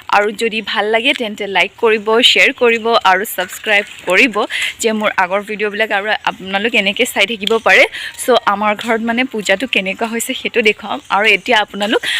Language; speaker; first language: Assamese; non-native, local second language; Bodo